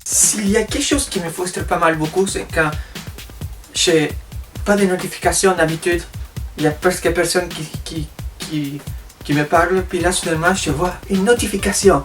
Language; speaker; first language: French; native; French